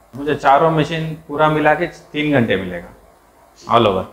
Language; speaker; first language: Hindi; non-native, local second language; Telugu